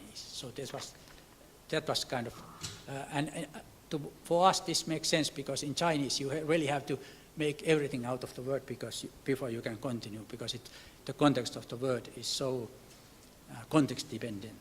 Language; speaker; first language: English; non-native, fluent; Finnish